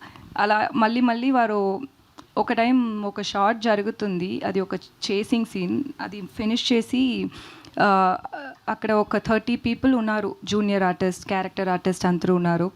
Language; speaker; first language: Telugu; non-native, learner; Tamil